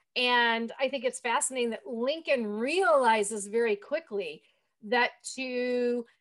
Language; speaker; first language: English; native; English